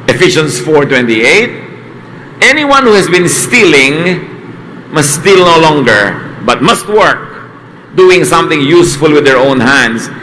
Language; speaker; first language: English; non-native, local second language; Filipino